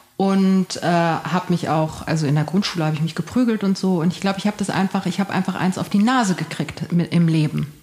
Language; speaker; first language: German; early bilingual, other home language; Persian